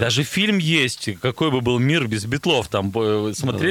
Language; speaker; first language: Russian; native; Russian